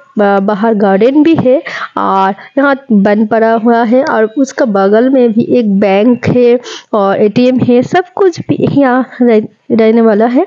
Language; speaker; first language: Hindi; non-native, local second language; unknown